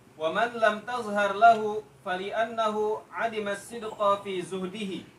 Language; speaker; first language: Arabic; native; Arabic